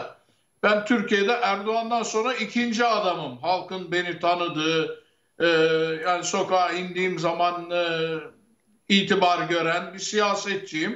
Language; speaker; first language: Turkish; native; Turkish